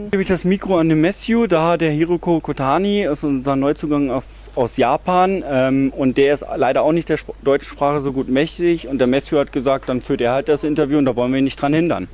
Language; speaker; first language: German; native; German